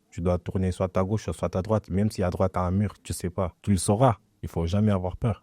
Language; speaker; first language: French; non-native, fluent; Portuguese